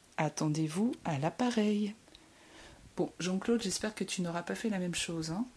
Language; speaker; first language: French; native; French